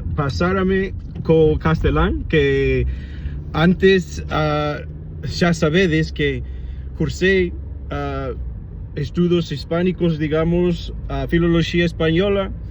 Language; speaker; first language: Galician; non-native, learner; English